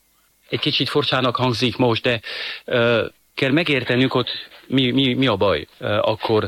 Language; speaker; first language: Hungarian; non-native, fluent; French